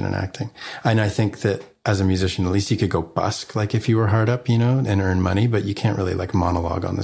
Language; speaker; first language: English; native; English